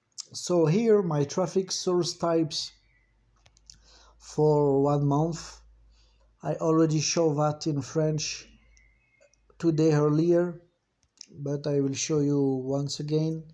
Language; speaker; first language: English; non-native, fluent; French